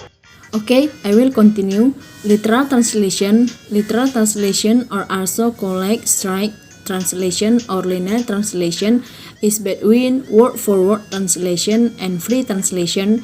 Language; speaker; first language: English; non-native, learner; Indonesian